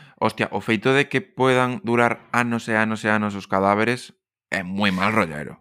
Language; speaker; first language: Galician; non-native, local second language; Spanish